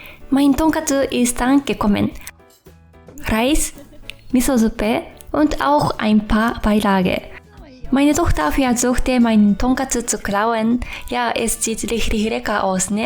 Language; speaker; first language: German; non-native, fluent; Japanese